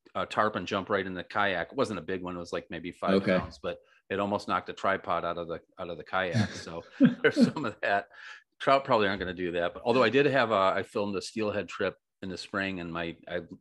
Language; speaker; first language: English; native; English